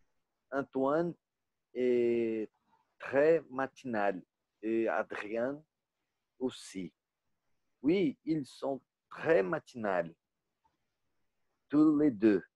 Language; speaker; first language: French; non-native, learner; Portuguese